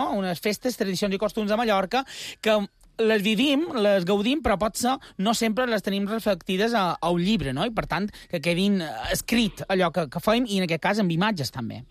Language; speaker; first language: Catalan; native; Catalan